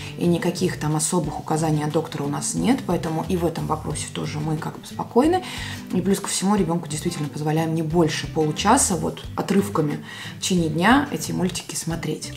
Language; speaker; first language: Russian; non-native, local second language; Latvian